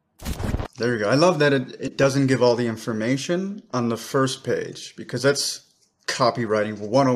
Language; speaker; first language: English; native; English